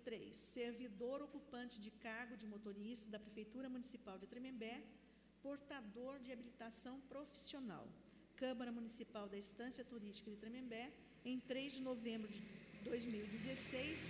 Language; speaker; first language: Portuguese; native; Portuguese